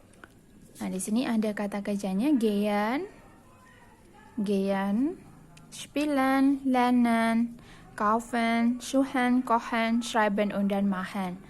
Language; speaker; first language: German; non-native, fluent; Indonesian